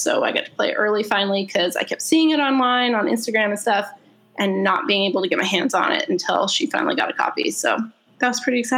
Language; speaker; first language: English; native; English